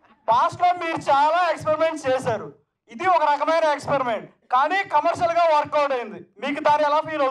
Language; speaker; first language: Telugu; native; Telugu